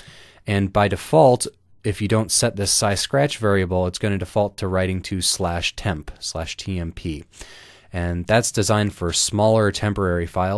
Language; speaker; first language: English; native; English